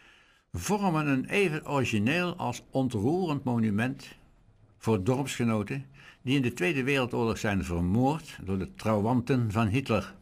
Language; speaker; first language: Dutch; native; Dutch